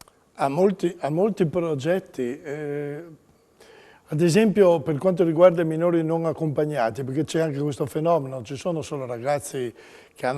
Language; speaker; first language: Italian; native; Italian